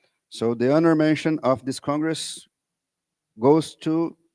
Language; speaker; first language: English; non-native, fluent; Portuguese